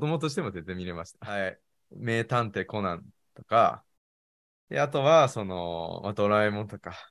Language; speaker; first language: Japanese; non-native, fluent; Chinese